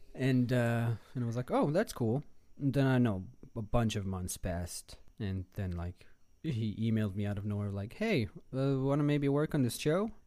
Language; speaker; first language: English; non-native, fluent; Hebrew